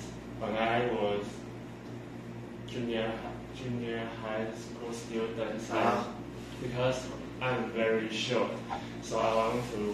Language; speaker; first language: English; non-native, learner; Chinese